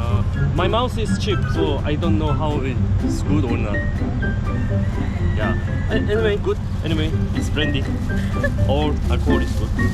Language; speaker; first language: English; non-native, learner; Korean